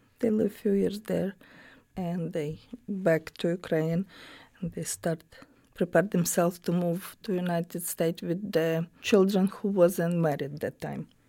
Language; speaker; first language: English; non-native, learner; Ukrainian